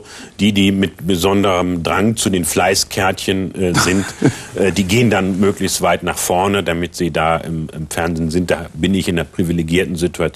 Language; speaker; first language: German; native; German